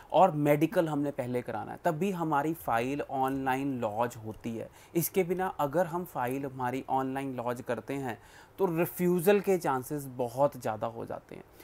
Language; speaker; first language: Hindi; non-native, local second language; Punjabi